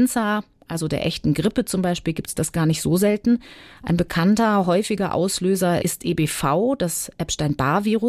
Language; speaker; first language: German; native; German